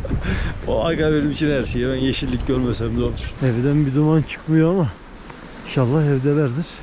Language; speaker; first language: Turkish; native; Turkish